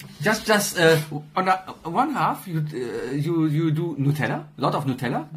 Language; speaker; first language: English; non-native, fluent; German